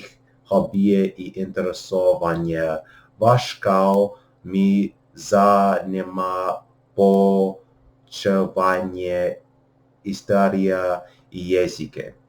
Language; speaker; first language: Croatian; non-native, learner; English